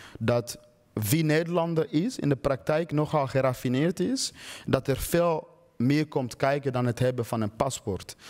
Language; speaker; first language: Dutch; early bilingual, other home language; Swahili